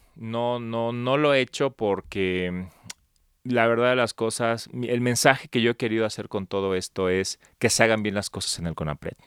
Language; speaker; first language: Spanish; native; Spanish